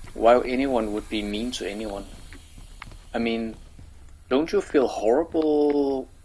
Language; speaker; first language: English; non-native, fluent; Danish